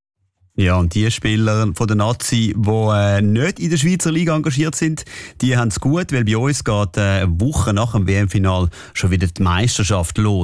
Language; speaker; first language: German; native; German